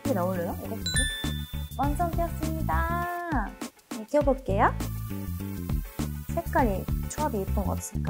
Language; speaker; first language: Korean; non-native, fluent; Japanese